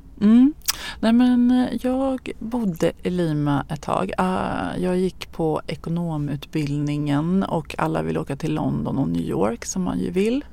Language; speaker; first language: Swedish; native; Swedish